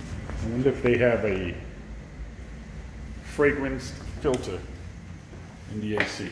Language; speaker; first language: English; native; English